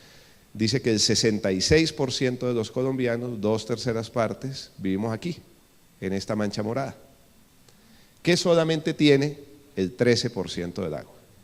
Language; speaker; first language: Spanish; native; Spanish